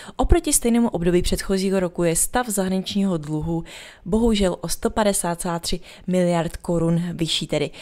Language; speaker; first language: Czech; native; Czech